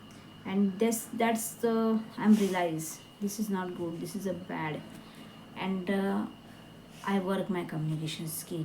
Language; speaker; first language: English; non-native, learner; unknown